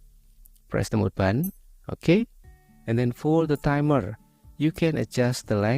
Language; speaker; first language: English; non-native, fluent; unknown